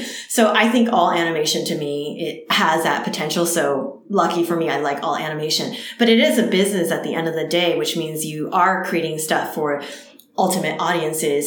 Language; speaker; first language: English; early bilingual, other home language; Cantonese